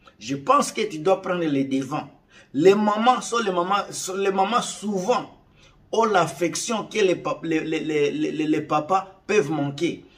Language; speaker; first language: French; non-native, local second language; Lingala